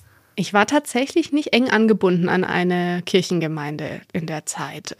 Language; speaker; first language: German; native; German